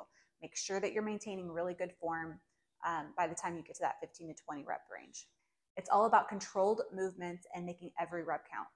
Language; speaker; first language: English; native; English